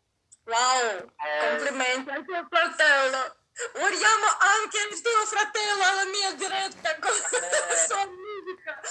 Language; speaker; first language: Italian; non-native, learner; Russian